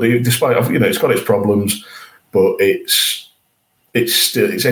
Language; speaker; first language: English; native; English